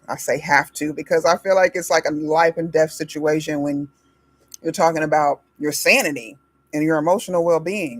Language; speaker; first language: English; native; English